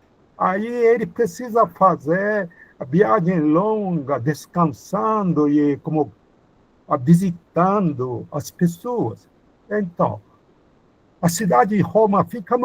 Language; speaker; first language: Portuguese; non-native, fluent; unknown